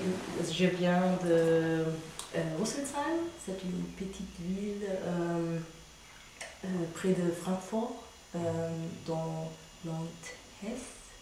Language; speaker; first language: French; non-native, fluent; German